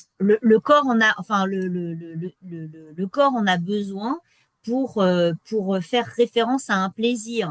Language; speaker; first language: French; native; French